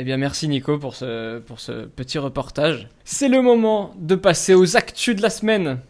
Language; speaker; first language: French; native; French